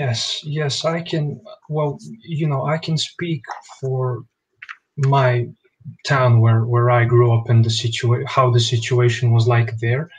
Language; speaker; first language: English; non-native, fluent; Bosnian